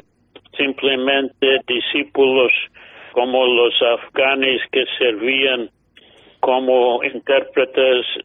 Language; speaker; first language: Spanish; non-native, fluent; English